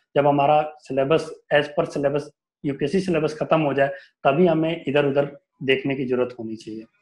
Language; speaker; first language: Hindi; native; Hindi